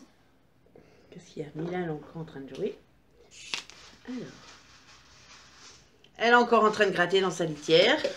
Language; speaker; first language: French; native; French